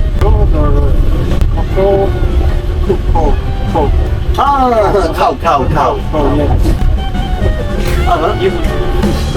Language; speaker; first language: English; non-native, learner; Korean